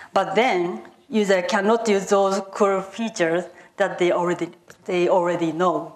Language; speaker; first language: English; non-native, fluent; Japanese